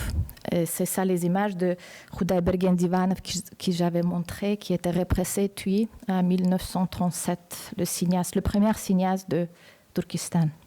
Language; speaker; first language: French; non-native, fluent; Uzbek